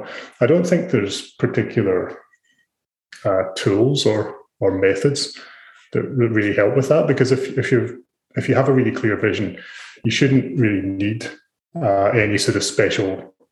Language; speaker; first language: English; native; English